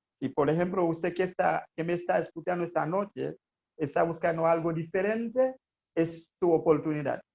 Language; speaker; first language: Spanish; non-native, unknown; Haitian Creole